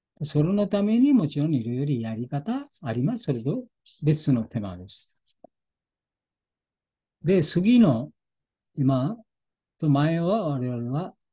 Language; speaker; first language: Japanese; non-native, fluent; Bangla